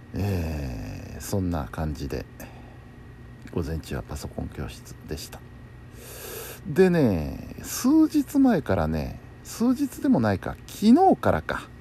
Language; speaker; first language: Japanese; native; Japanese